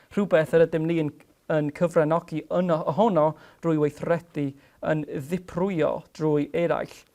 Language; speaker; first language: Welsh; non-native, fluent; English